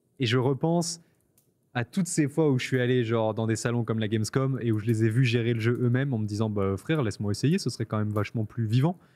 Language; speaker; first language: French; native; French